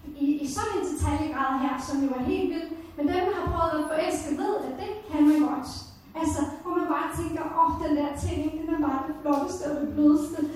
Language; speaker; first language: Danish; native; Danish